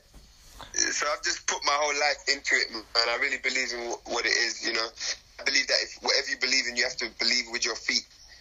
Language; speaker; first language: English; native; English